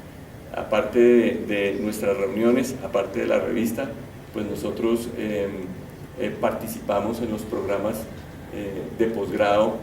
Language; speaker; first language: Spanish; native; Spanish